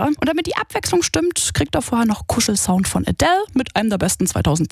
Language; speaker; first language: German; native; German